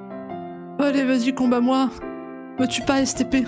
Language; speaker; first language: French; native; French